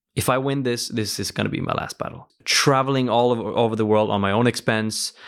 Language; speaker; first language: English; early bilingual, other home language; Norwegian